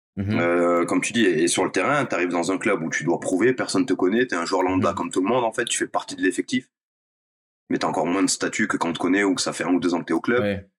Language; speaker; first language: French; native; French